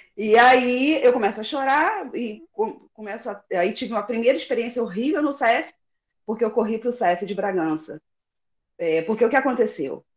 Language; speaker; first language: Portuguese; native; Portuguese